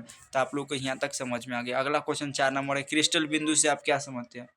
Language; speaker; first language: Hindi; native; Hindi